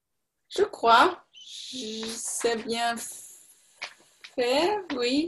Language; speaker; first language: French; non-native, learner; German